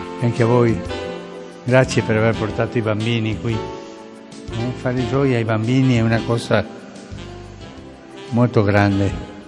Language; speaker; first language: Italian; early bilingual, heritage; Spanish